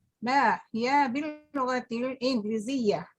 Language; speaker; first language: Arabic; non-native, learner; Malay